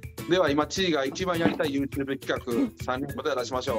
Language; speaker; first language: Japanese; native; Japanese